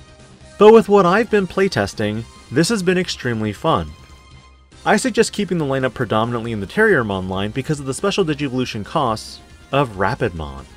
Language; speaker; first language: English; native; English